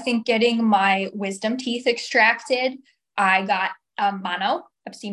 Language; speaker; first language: English; native; English